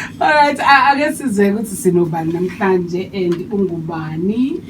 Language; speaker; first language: Zulu; native; Zulu